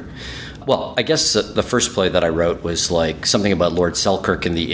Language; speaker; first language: English; early bilingual, other home language; German